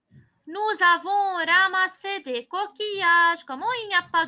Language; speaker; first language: French; non-native, local second language; Arabic